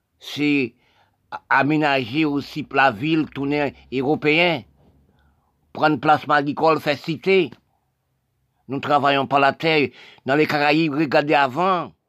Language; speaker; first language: French; non-native, local second language; Haitian Creole